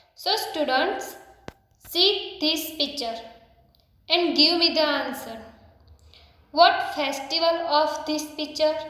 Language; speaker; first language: English; non-native, local second language; Gujarati